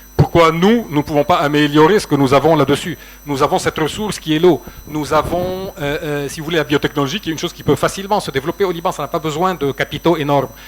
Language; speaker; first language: French; non-native, local second language; Arabic